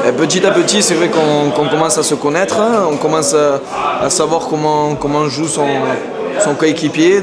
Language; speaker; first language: French; native; French